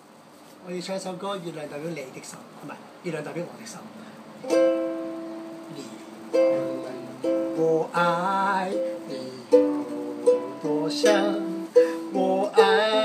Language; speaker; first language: Chinese; native; Chinese